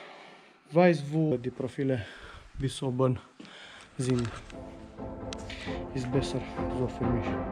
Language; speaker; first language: German; non-native, learner; Romanian